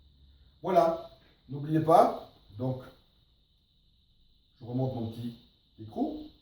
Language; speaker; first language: French; native; French